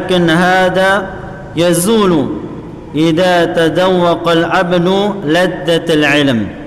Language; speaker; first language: Arabic; non-native, fluent; Indonesian